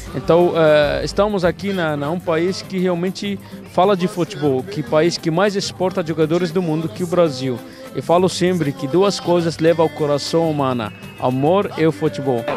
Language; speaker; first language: Portuguese; non-native, fluent; Arabic